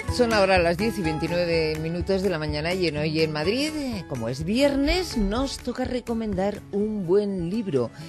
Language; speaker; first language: Spanish; native; Spanish